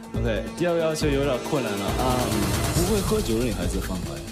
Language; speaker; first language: Chinese; early bilingual, heritage; Chinese